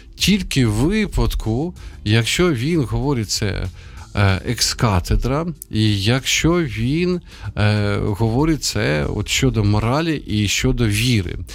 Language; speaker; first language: Ukrainian; native; Ukrainian